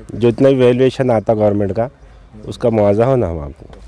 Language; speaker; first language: Hindi; non-native, local second language; Urdu